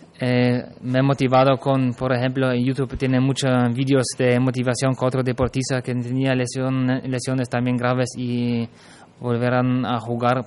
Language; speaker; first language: Spanish; non-native, fluent; German